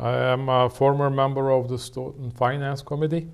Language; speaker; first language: English; non-native, fluent; Turkish